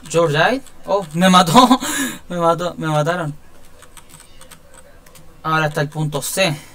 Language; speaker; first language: Spanish; native; Spanish